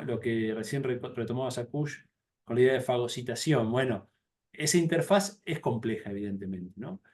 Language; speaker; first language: Spanish; native; Spanish